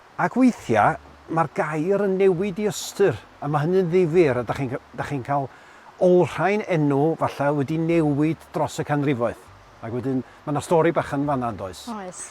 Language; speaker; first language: Welsh; native; Welsh